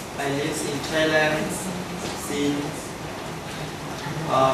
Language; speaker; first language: English; non-native, learner; Khmer